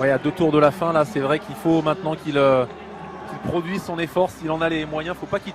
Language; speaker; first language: French; native; French